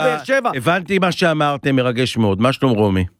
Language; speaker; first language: Hebrew; native; Hebrew